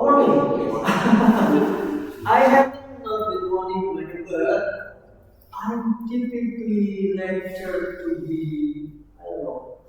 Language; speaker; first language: English; non-native, learner; Indonesian